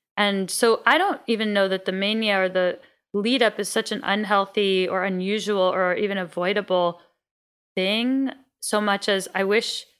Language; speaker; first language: English; early bilingual, other home language; Greek